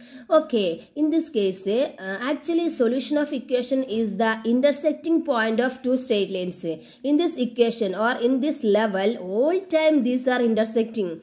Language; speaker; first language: English; non-native, local second language; Malayalam